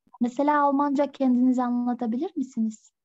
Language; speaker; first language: Turkish; non-native, fluent; Kyrgyz